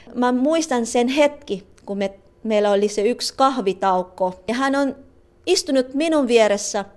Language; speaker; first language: Finnish; non-native, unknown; Filipino